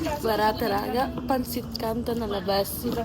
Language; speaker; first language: Italian; early bilingual, other home language; Filipino